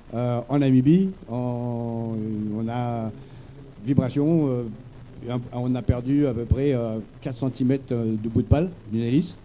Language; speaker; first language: French; native; French